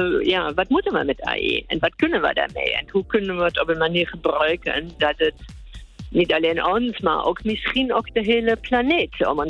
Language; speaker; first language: Dutch; non-native, fluent; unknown